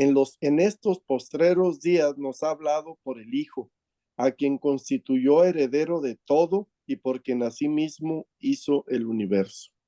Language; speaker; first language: Spanish; native; Spanish